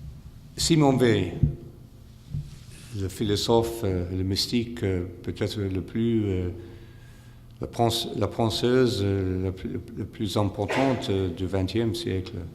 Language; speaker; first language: French; non-native, fluent; English